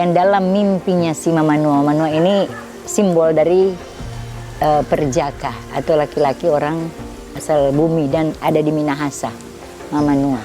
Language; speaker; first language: Indonesian; native; Indonesian